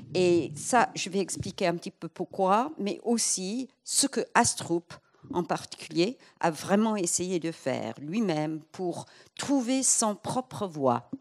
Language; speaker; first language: French; non-native, fluent; English